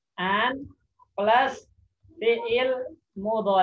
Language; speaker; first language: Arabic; non-native, fluent; Indonesian